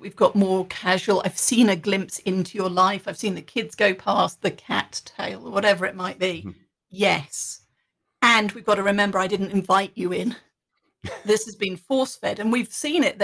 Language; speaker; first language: English; native; English